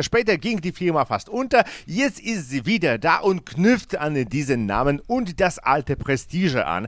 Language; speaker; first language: German; non-native, fluent; Polish